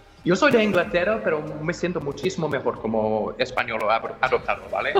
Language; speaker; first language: Spanish; non-native, fluent; English